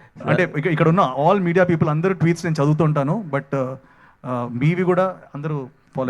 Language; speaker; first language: Telugu; native; Telugu